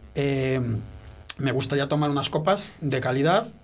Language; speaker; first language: Spanish; early bilingual, heritage; French